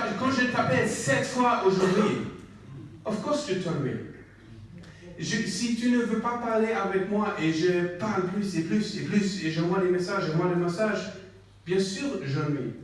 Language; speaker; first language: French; non-native, learner; English